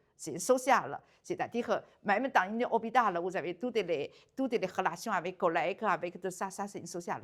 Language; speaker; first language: French; non-native, learner; Chinese